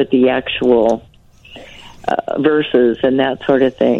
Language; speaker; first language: English; native; English